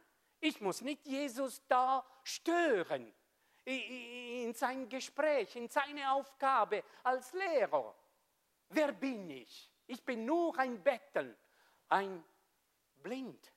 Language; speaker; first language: German; non-native, fluent; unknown